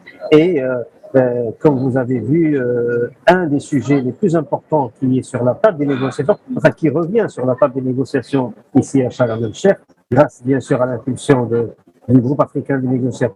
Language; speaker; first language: French; non-native, local second language; Arabic